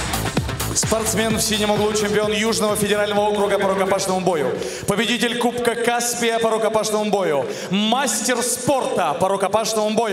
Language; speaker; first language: Russian; native; Russian